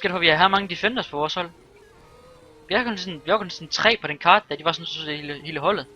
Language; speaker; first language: Danish; native; Danish